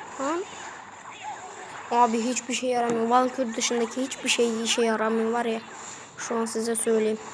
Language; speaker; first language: Turkish; native; Turkish